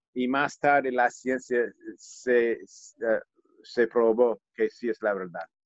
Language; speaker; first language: Spanish; non-native, learner; English